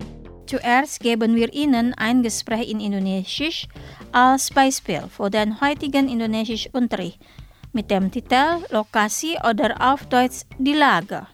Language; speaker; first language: German; non-native, fluent; Indonesian